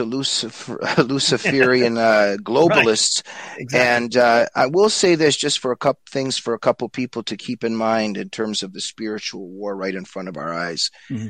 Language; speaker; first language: English; native; English